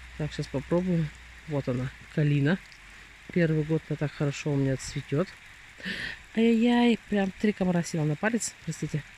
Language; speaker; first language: Russian; native; Russian